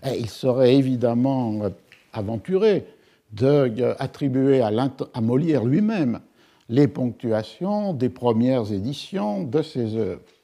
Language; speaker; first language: French; native; French